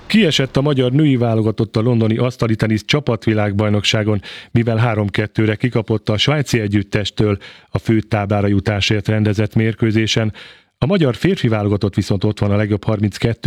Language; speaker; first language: Hungarian; native; Hungarian